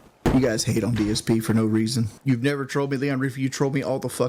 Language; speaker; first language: English; native; English